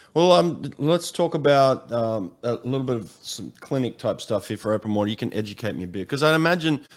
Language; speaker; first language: English; native; English